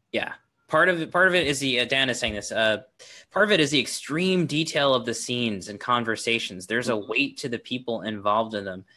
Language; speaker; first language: English; native; English